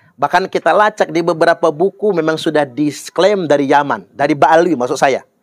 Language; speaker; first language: Indonesian; native; Indonesian